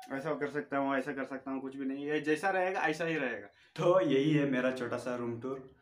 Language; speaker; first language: Hindi; non-native, local second language; Urdu